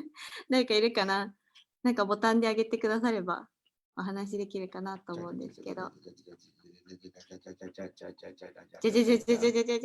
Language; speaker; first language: Japanese; native; Japanese